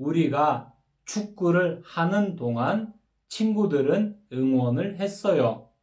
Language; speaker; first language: Korean; non-native, fluent; Kyrgyz